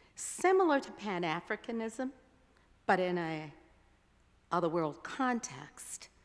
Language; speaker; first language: English; native; English